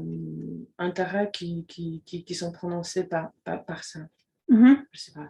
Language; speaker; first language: French; non-native, fluent; Polish